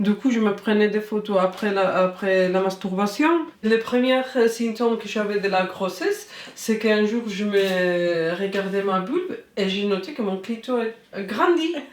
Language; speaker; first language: French; non-native, fluent; Spanish